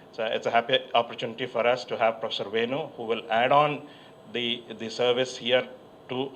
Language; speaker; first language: English; non-native, local second language; Telugu